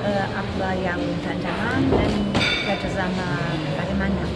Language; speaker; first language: Indonesian; non-native, fluent; German